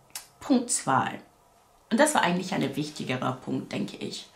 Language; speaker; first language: German; non-native, fluent; English